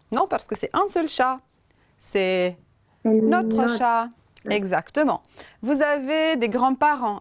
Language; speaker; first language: French; non-native, fluent; Romanian